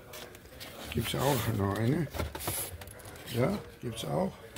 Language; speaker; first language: German; non-native, learner; Italian